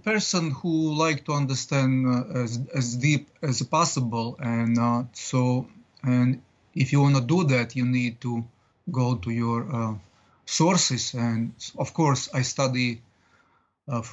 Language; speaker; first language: English; non-native, learner; Latvian